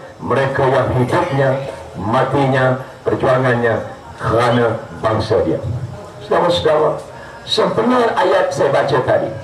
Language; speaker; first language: Malay; native; Malay